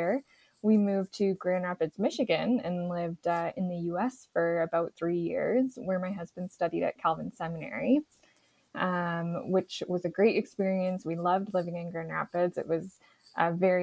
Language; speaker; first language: English; native; English